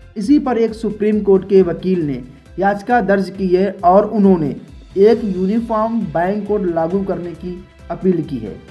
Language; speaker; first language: Hindi; native; Hindi